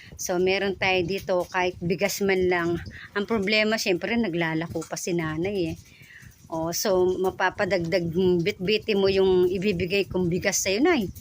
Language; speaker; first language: Filipino; non-native, local second language; Bikol